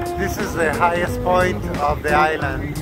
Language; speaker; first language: English; non-native, fluent; Spanish